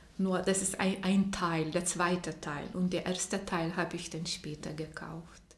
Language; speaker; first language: German; non-native, fluent; Lithuanian